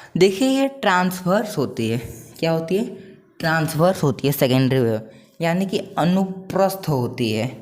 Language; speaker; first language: Hindi; non-native, local second language; Marathi